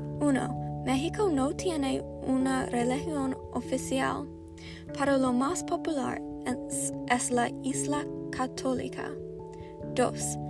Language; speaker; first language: Spanish; non-native, learner; English